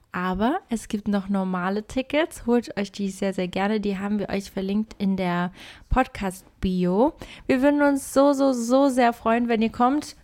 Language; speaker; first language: German; early bilingual, other home language; Portuguese